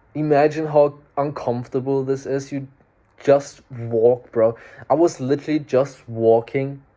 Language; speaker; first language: English; non-native, fluent; German